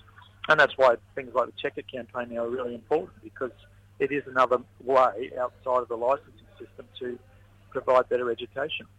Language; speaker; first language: English; native; English